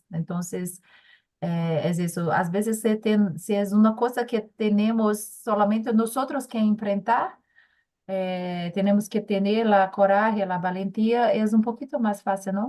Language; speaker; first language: Spanish; non-native, learner; Portuguese